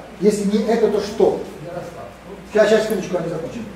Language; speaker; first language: Russian; native; Russian